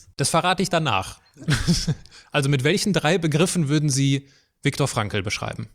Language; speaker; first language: German; native; German